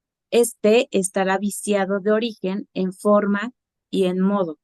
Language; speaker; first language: Spanish; native; Spanish